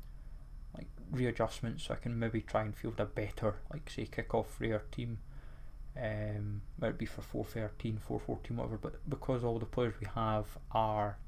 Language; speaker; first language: English; native; English